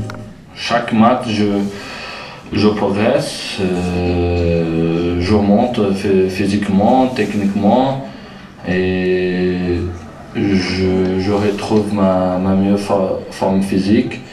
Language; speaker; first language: French; non-native, fluent; Portuguese